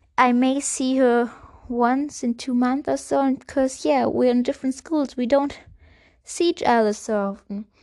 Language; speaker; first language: English; non-native, fluent; German